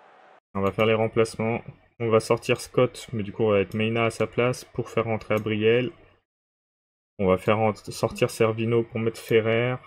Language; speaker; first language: French; native; French